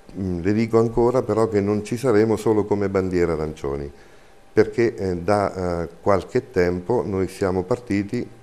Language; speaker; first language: Italian; native; Italian